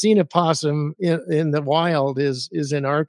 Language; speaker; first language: English; native; English